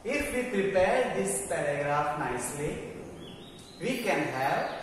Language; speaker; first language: English; non-native, local second language; Gujarati